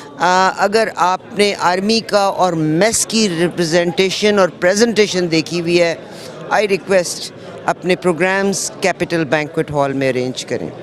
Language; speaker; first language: Urdu; native; Urdu